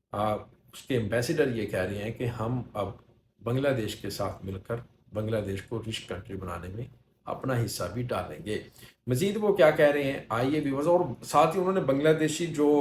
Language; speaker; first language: Urdu; native; Urdu